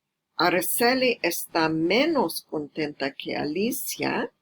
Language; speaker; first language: Spanish; non-native, fluent; English